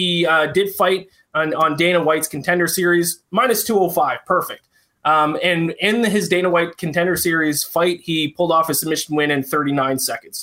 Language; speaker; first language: English; native; English